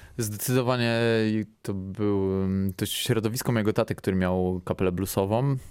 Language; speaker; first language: Polish; native; Polish